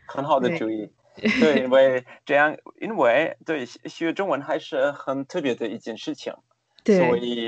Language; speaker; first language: Chinese; non-native, fluent; German